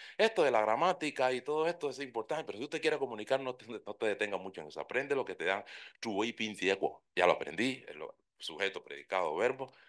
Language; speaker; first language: Spanish; native; Spanish